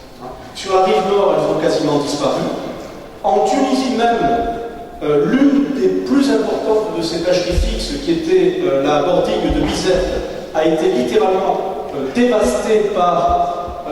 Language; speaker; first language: French; native; French